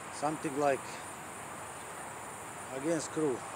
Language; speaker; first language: English; non-native, learner; Croatian